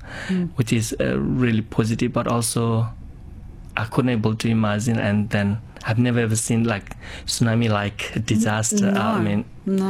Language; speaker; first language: English; non-native, local second language; Nepali